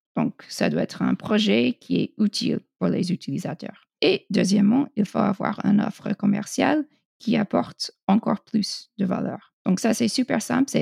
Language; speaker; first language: French; non-native, fluent; English